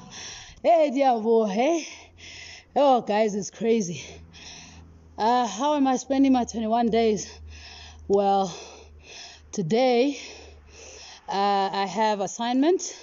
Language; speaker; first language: English; non-native, local second language; Northern Sotho